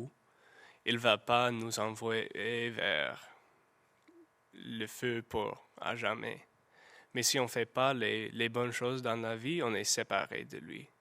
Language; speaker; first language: French; non-native, learner; English